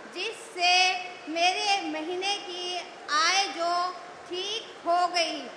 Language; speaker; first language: Hindi; native; Hindi